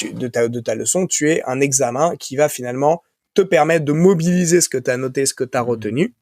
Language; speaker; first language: French; native; French